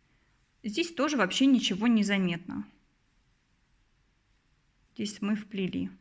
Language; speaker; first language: Russian; native; Russian